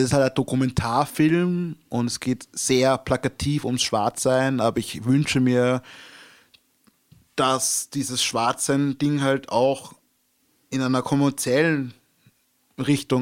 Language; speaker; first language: German; early bilingual, other home language; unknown